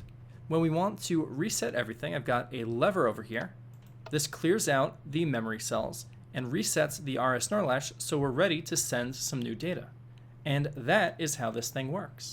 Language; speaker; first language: English; native; English